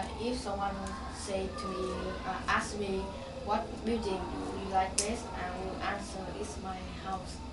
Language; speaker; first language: English; non-native, learner; Vietnamese